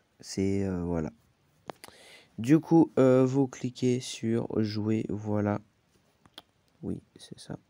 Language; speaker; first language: French; native; French